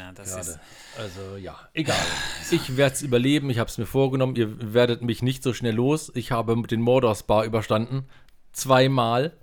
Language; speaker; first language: German; native; German